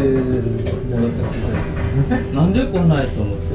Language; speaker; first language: Japanese; non-native, learner; Indonesian